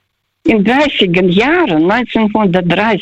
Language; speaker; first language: German; early bilingual, heritage; Russian